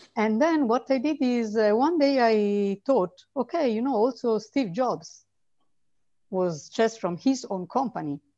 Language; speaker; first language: English; non-native, fluent; Italian